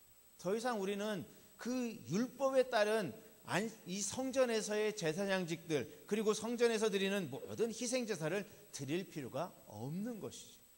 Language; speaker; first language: Korean; native; Korean